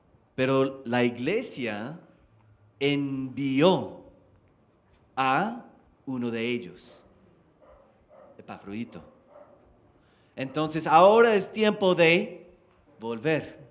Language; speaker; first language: Spanish; non-native, fluent; English